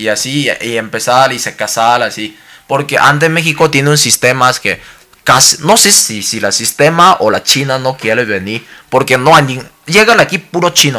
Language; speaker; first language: Spanish; non-native, learner; Cantonese